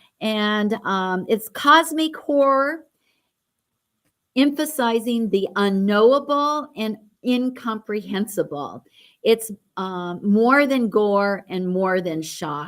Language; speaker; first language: English; native; English